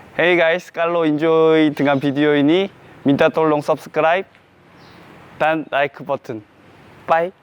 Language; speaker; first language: Indonesian; non-native, learner; Korean